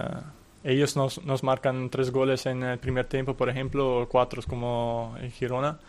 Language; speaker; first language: Spanish; non-native, fluent; Italian